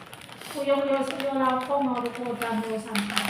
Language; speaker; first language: Chinese; non-native, learner; Indonesian